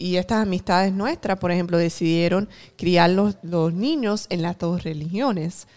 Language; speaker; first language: Spanish; early bilingual, heritage; Spanish